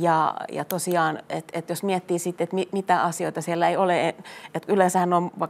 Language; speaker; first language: Finnish; native; Finnish